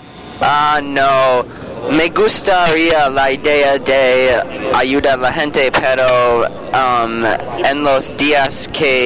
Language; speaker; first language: Spanish; non-native, learner; English